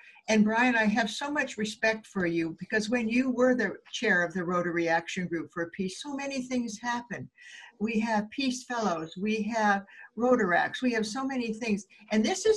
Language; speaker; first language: English; native; English